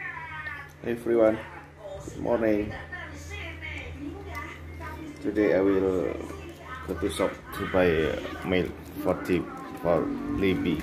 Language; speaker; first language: English; non-native, learner; Indonesian